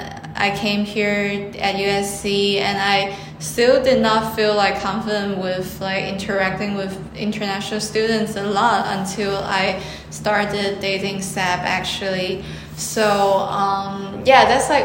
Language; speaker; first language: English; non-native, fluent; Chinese